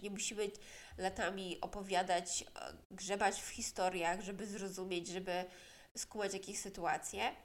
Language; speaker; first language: Polish; native; Polish